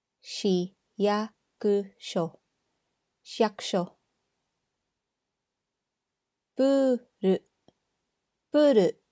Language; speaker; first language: Japanese; non-native, fluent; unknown